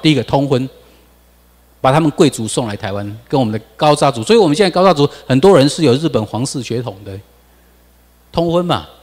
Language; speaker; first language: Chinese; non-native, local second language; Min Nan Chinese